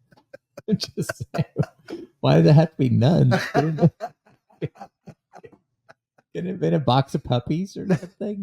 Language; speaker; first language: English; native; English